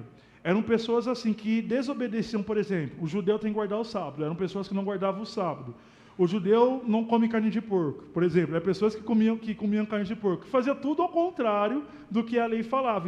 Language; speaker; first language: Portuguese; native; Portuguese